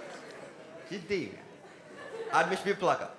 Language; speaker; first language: Turkish; non-native, learner; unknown